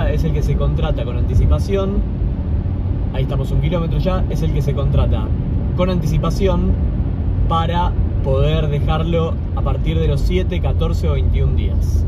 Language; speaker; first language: Spanish; native; Spanish